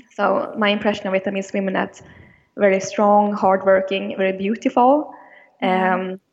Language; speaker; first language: English; non-native, fluent; Swedish